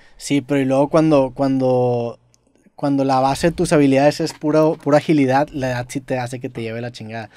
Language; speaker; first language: Spanish; native; Spanish